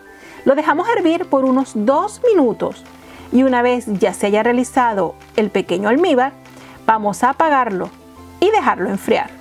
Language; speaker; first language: Spanish; native; Spanish